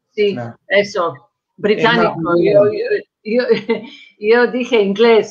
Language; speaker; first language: Spanish; non-native, fluent; Croatian